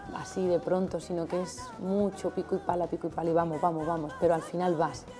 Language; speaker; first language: Spanish; native; Spanish